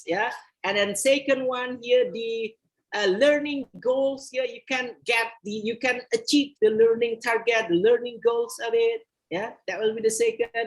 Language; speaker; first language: English; non-native, fluent; Indonesian